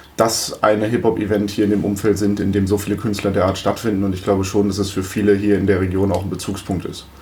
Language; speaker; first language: German; native; German